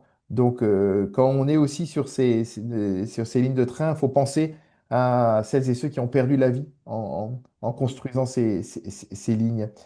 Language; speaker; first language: French; native; French